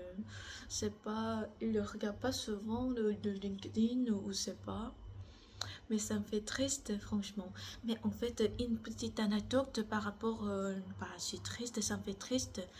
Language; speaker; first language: French; non-native, learner; Korean